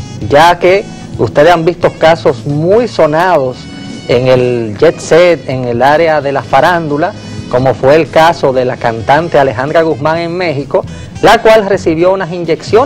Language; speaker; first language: Spanish; native; Spanish